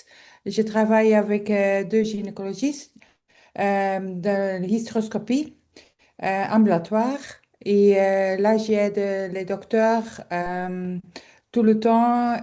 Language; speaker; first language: French; non-native, local second language; Dutch